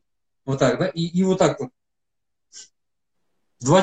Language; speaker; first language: Russian; native; Russian